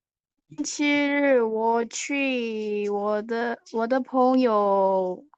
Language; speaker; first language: Chinese; non-native, learner; Burmese